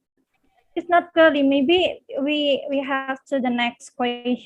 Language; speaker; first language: English; non-native, learner; Indonesian